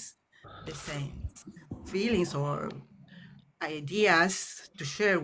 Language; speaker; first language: English; non-native, learner; Spanish